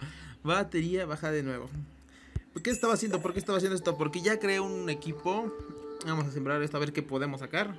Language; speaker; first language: Spanish; native; Spanish